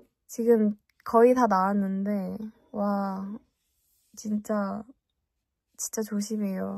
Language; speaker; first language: Korean; early bilingual, heritage; English